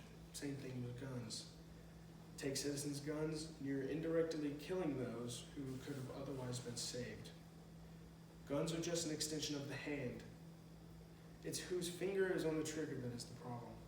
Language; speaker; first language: English; native; English